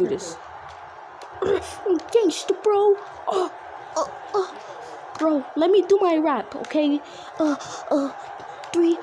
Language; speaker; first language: English; native; English